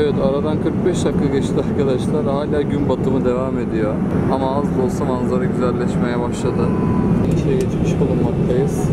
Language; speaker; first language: Turkish; native; Turkish